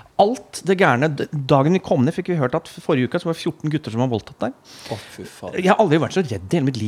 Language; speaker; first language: Norwegian; native; Norwegian